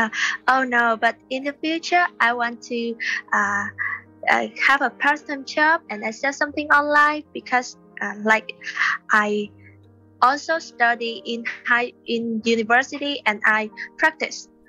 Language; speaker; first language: English; non-native, learner; Vietnamese